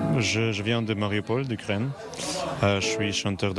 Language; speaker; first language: French; non-native, learner; Ukrainian